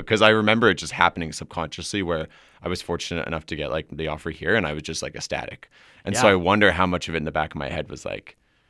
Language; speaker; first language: English; native; English